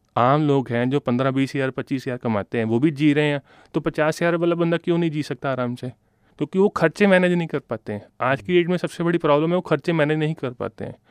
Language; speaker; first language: Hindi; non-native, local second language; Punjabi